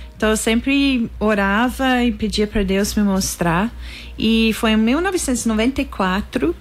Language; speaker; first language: Portuguese; non-native, fluent; English